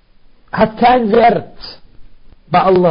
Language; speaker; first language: German; non-native, fluent; Arabic